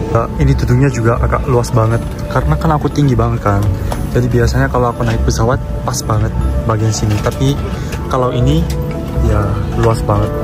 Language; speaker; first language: Indonesian; non-native, fluent; Korean